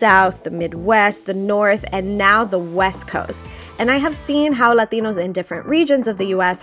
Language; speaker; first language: English; native; English